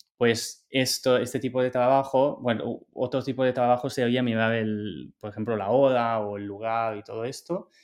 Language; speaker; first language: Spanish; non-native, fluent; Italian